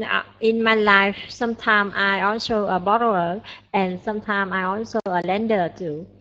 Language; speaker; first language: English; non-native, learner; Vietnamese